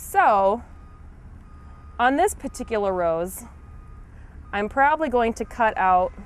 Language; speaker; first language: English; native; English